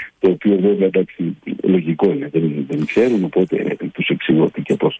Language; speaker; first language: Greek; native; Greek